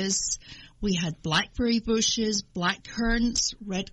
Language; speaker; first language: English; native; English